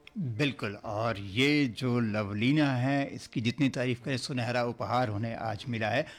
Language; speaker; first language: Hindi; native; Hindi